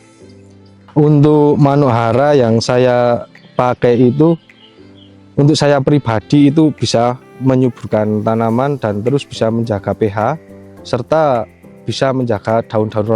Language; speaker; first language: Indonesian; non-native, local second language; Javanese